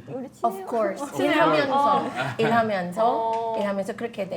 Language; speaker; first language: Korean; non-native, fluent; Filipino